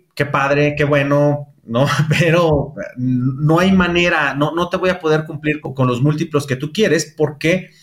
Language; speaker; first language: Spanish; native; Spanish